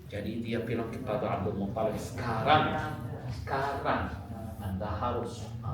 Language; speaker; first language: Indonesian; non-native, fluent; Arabic